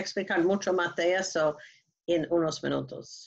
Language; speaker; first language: Spanish; non-native, learner; English